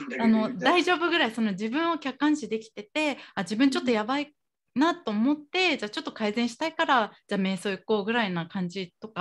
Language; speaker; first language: Japanese; native; Japanese